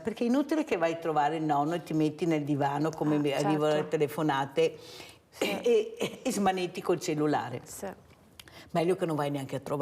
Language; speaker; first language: Italian; native; Italian